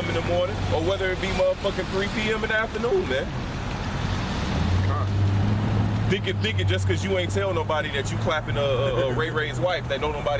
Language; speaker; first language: English; native; English